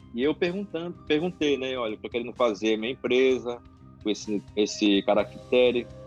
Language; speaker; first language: Portuguese; non-native, local second language; Japanese